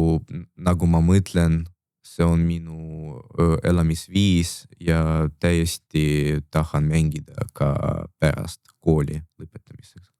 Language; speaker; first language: Estonian; non-native, local second language; Russian